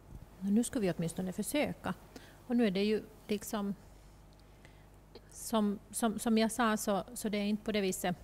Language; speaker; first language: Swedish; non-native, local second language; Finnish